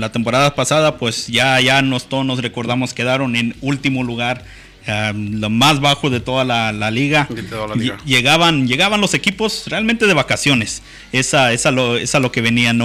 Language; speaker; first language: Spanish; early bilingual, heritage; Spanish